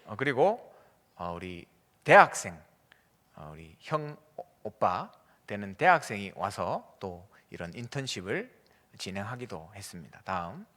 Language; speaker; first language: Korean; native; Korean